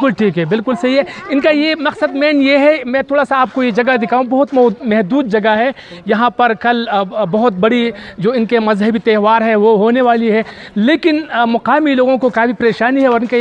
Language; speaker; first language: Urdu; non-native, local second language; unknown